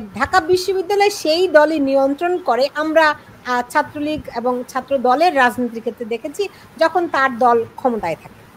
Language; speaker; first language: Bangla; native; Bangla